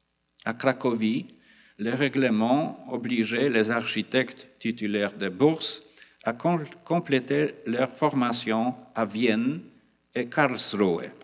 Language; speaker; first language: French; non-native, fluent; Polish